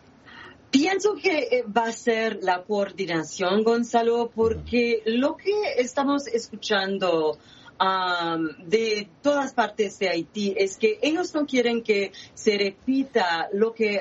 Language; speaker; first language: Spanish; non-native, fluent; Haitian Creole